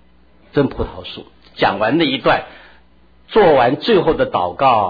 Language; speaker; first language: Chinese; native; Chinese